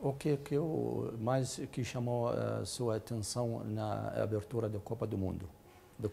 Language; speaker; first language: Portuguese; non-native, fluent; Arabic